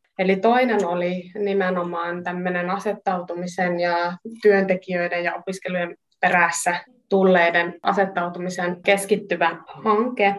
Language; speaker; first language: Finnish; non-native, fluent; Hungarian